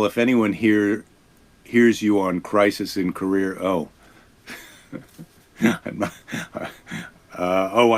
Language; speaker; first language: English; native; English